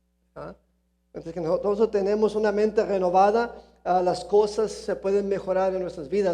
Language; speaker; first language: Spanish; early bilingual, heritage; Spanish